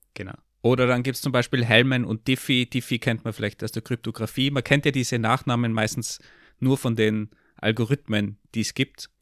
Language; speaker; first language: German; native; German